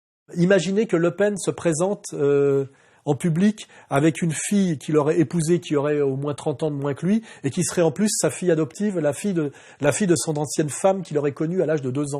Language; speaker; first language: French; native; French